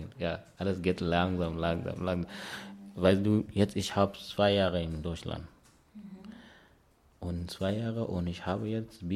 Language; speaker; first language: German; non-native, learner; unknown